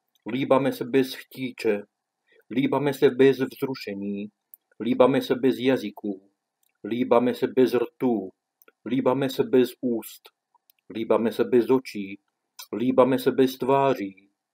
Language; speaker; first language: Czech; non-native, fluent; Romanian